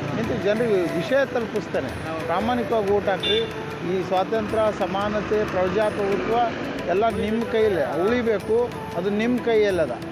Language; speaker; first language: Kannada; native; Kannada